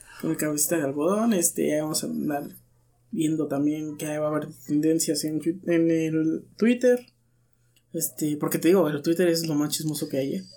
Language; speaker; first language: Spanish; native; Spanish